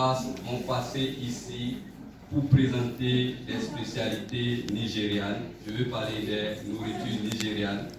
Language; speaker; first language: French; non-native, fluent; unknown